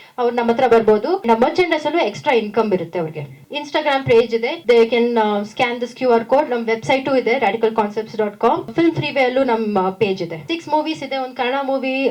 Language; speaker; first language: Kannada; non-native, local second language; Tamil